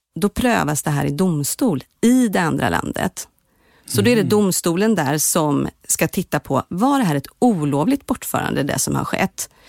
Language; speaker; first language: Swedish; native; Swedish